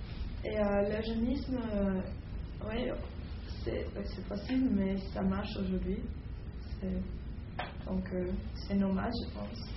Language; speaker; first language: French; non-native, fluent; English